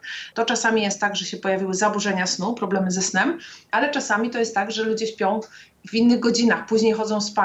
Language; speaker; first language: Polish; native; Polish